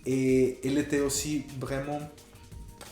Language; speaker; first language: French; non-native, fluent; Spanish